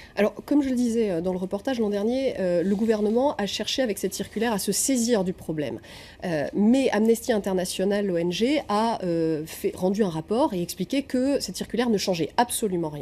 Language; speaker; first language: French; native; French